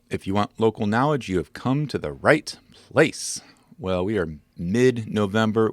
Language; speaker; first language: English; native; English